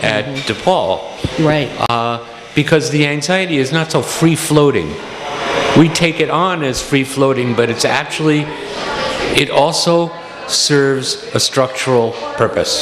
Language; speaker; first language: English; native; English